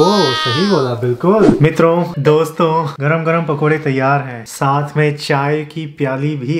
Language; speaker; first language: Hindi; native; Hindi